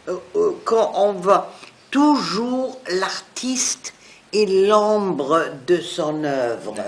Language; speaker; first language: French; non-native, fluent; German